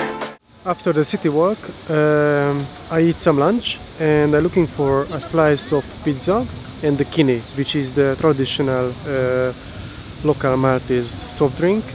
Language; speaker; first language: English; non-native, learner; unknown